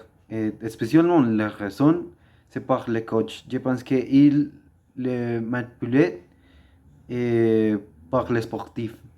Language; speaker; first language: French; non-native, learner; Spanish